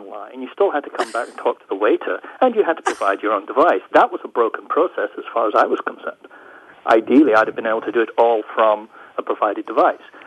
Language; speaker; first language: English; native; English